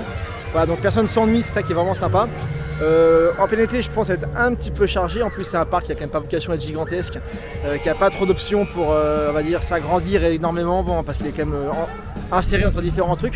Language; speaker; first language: French; native; French